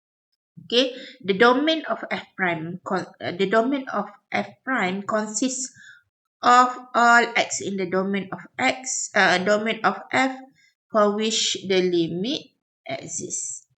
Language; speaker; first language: English; non-native, local second language; Malay